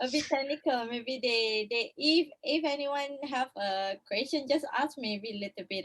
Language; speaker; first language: English; non-native, local second language; Malay